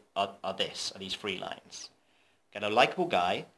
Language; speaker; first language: English; native; English